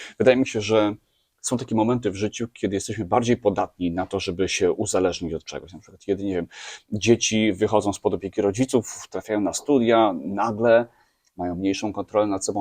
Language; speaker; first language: Polish; native; Polish